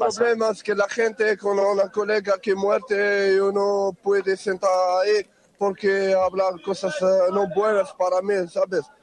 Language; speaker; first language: Spanish; non-native, learner; Arabic